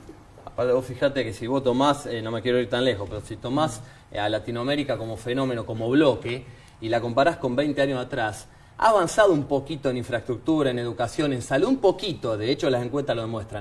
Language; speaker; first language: Spanish; native; Spanish